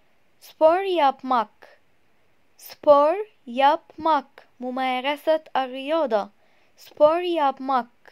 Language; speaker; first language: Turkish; non-native, fluent; Arabic